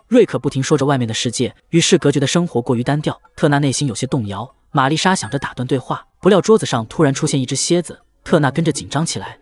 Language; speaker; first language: Chinese; native; Chinese